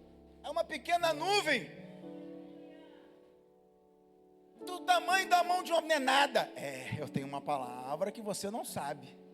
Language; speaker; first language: Portuguese; native; Portuguese